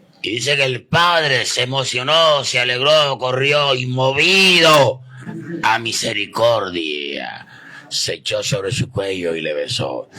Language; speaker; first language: Spanish; native; Spanish